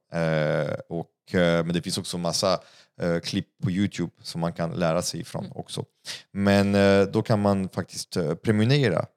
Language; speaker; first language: Swedish; non-native, fluent; French